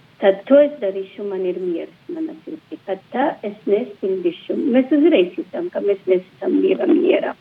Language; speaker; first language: Latvian; non-native, fluent; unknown